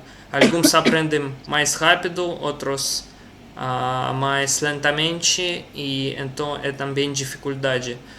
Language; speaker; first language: Portuguese; non-native, learner; Russian